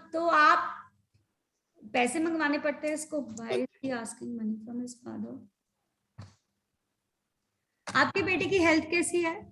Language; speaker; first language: Hindi; native; Hindi